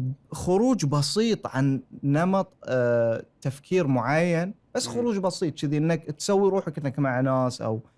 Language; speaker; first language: Arabic; native; Arabic